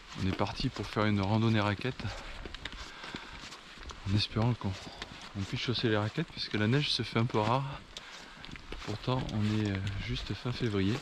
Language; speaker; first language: French; native; French